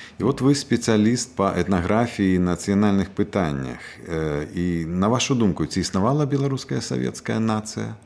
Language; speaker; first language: Belarusian; native; Belarusian